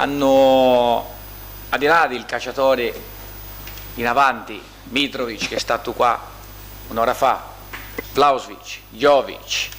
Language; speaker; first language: Italian; non-native, fluent; Portuguese